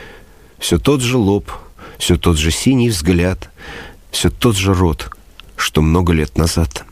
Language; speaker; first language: Russian; native; Russian